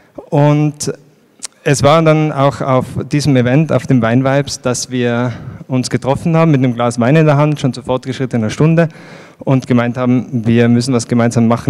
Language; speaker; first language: German; native; German